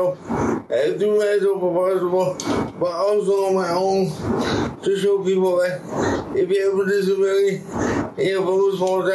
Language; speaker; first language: English; native; English